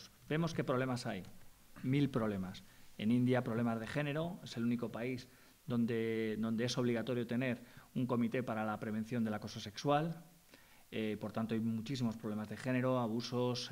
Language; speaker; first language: Spanish; native; Spanish